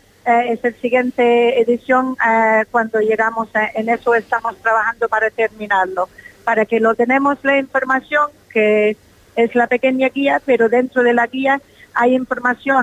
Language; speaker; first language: Spanish; non-native, fluent; English